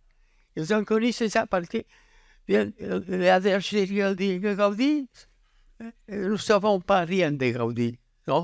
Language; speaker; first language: French; non-native, learner; Catalan